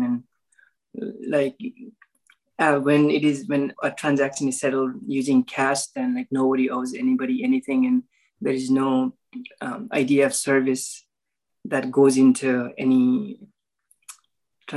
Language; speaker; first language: English; non-native, local second language; Nepali